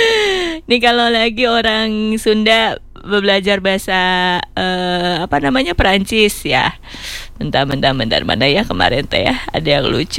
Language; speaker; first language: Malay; non-native, local second language; Sundanese